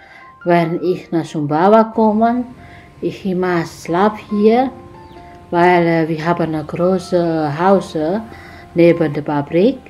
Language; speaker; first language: German; non-native, learner; Indonesian